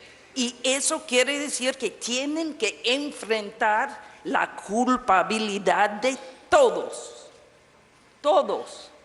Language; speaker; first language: Spanish; non-native, fluent; English